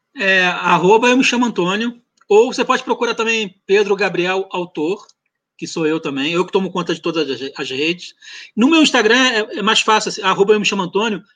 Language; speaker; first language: Portuguese; early bilingual, other home language; French